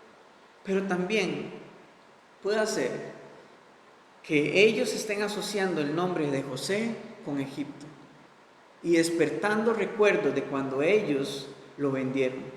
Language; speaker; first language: Spanish; native; Spanish